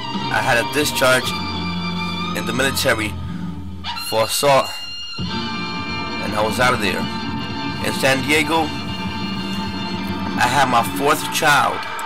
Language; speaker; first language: English; non-native, fluent; Spanish